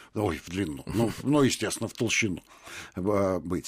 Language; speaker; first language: Russian; native; Russian